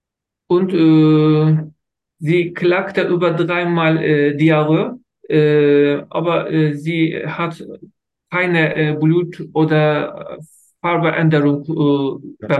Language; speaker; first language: German; non-native, learner; Turkish